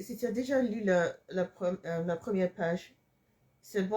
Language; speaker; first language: French; non-native, fluent; English